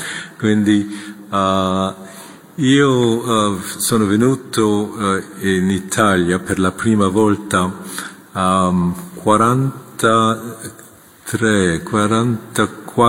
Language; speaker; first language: Italian; non-native, fluent; Korean